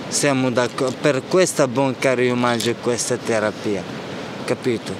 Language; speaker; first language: Italian; non-native, learner; Arabic